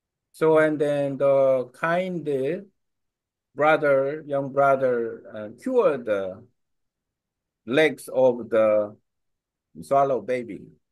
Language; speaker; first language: English; non-native, learner; Korean